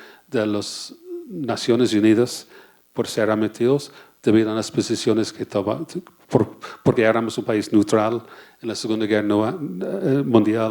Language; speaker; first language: Spanish; non-native, fluent; English